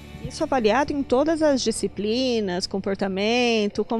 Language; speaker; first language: Portuguese; native; Portuguese